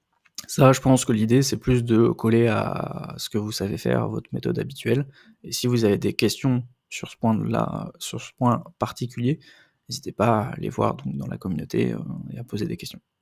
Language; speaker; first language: French; native; French